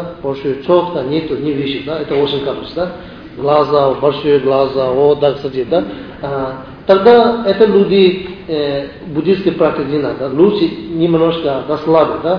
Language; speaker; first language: Russian; non-native, learner; Tibetan